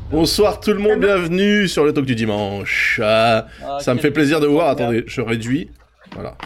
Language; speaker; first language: French; native; French